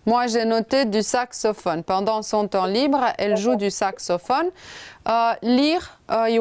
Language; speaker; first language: French; non-native, fluent; Romanian